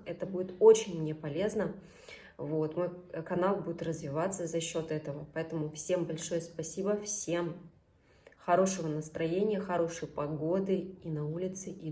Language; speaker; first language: Russian; native; Russian